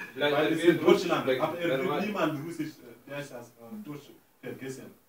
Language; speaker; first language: German; non-native, learner; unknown